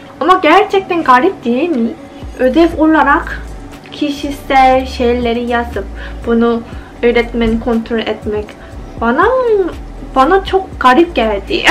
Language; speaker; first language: Turkish; non-native, fluent; Korean